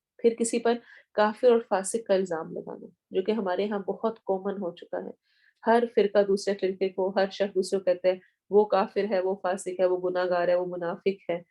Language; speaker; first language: Urdu; native; Urdu